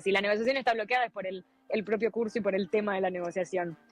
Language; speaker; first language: Spanish; native; Spanish